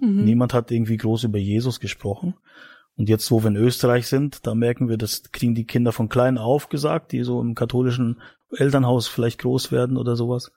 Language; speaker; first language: German; native; German